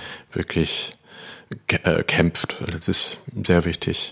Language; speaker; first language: German; non-native, fluent; Cantonese